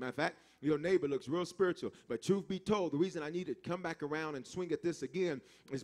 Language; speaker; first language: English; native; English